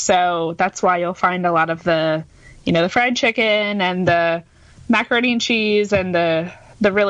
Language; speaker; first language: English; native; English